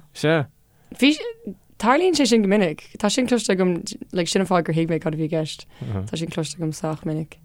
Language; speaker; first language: Irish; non-native, local second language; English